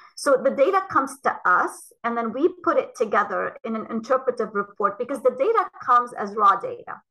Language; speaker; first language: English; non-native, fluent; Arabic